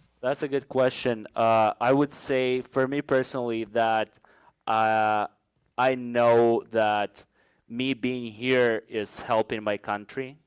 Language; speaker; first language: English; non-native, fluent; Ukrainian